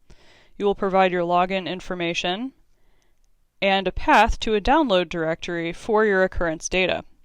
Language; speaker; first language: English; native; English